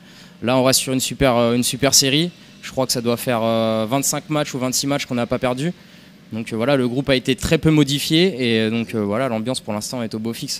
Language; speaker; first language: French; native; French